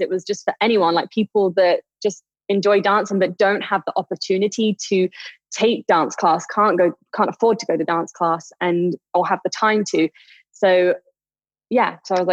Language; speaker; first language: English; native; English